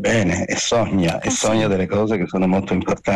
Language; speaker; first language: Italian; native; Italian